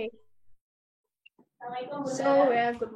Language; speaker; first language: English; non-native, local second language; Indonesian